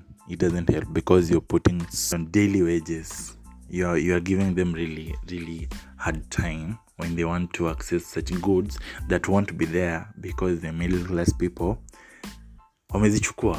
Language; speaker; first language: English; non-native, local second language; Swahili